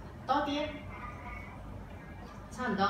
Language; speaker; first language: Cantonese; native; Cantonese